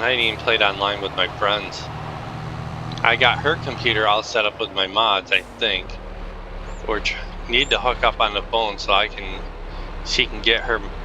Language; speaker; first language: English; native; English